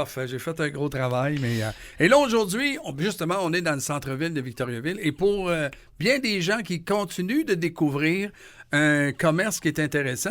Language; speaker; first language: French; native; French